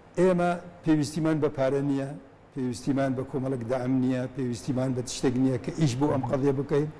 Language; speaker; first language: Central Kurdish; non-native, local second language; Kurdish